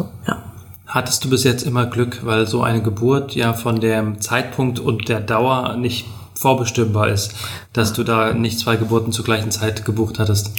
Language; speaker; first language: German; native; German